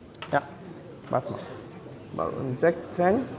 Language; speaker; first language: German; non-native, fluent; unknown